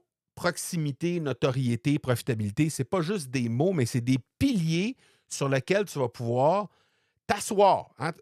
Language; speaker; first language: French; native; French